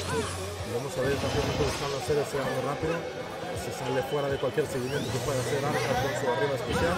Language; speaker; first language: Spanish; native; Spanish